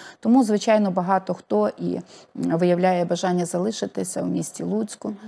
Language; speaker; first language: Ukrainian; native; Ukrainian